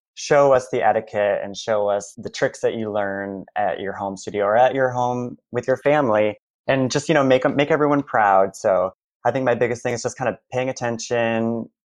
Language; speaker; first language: English; native; English